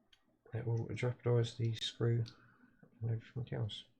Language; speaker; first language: English; native; English